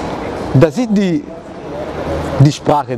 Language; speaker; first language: German; non-native, fluent; Italian